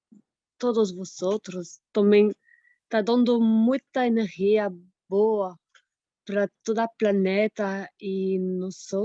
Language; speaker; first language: Portuguese; non-native, fluent; French